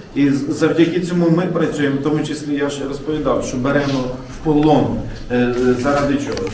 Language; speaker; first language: Ukrainian; native; Ukrainian